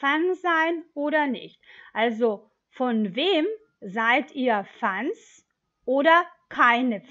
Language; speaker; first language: German; non-native, fluent; Macedonian